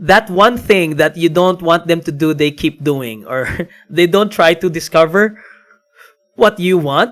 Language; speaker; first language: English; non-native, local second language; Filipino